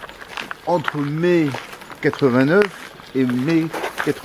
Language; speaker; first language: French; native; French